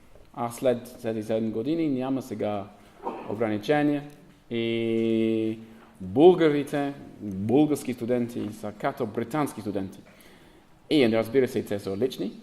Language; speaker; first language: Bulgarian; non-native, learner; English